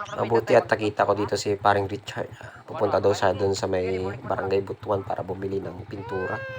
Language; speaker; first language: Filipino; non-native, local second language; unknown